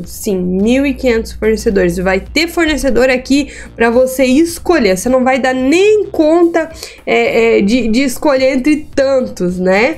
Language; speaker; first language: Portuguese; native; Portuguese